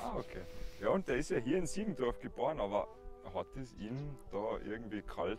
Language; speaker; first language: German; native; German